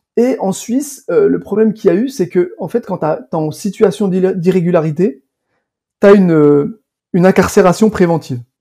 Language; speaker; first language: French; early bilingual, other home language; Arabic